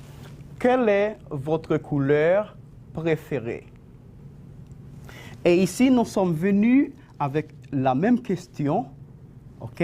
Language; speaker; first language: French; non-native, fluent; Spanish